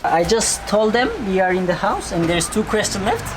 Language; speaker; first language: English; non-native, fluent; Turkish